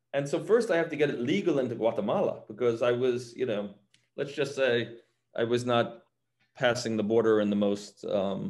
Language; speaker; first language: English; native; English